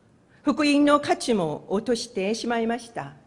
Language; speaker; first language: Japanese; non-native, fluent; Korean